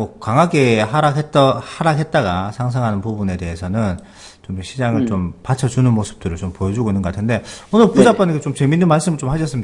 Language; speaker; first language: Korean; native; Korean